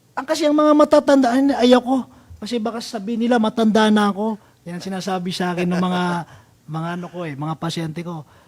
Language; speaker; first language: Filipino; non-native, local second language; Maranao